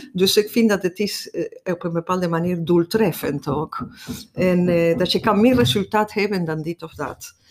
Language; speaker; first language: Dutch; non-native, fluent; Spanish